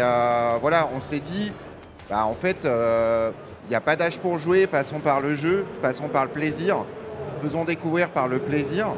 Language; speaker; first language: French; native; French